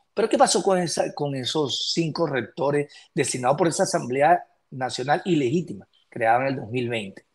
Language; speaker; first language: Spanish; native; Spanish